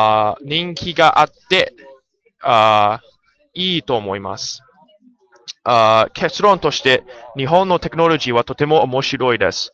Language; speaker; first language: Japanese; non-native, learner; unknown